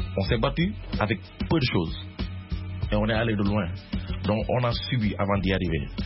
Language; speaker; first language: French; non-native, local second language; Wolof